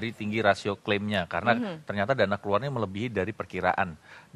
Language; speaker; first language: Indonesian; native; Indonesian